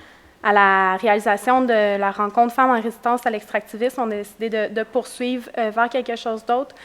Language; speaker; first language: French; native; French